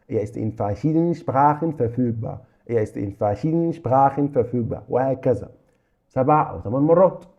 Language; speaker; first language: German; non-native, learner; Arabic